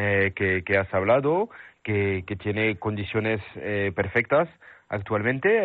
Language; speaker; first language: Spanish; non-native, fluent; French